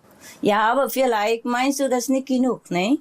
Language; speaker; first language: German; non-native, learner; Vietnamese